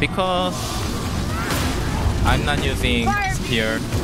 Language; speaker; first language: English; non-native, learner; Korean